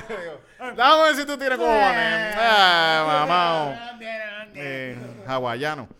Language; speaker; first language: Spanish; native; Spanish